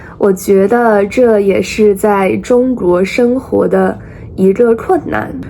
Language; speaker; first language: Chinese; native; Chinese